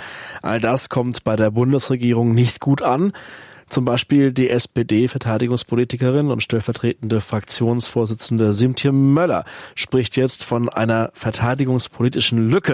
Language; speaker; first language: German; native; German